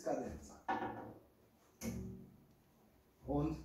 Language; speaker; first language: German; non-native, fluent; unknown